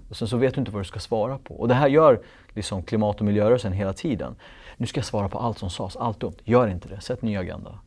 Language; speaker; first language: Swedish; early bilingual, other home language; Kurdish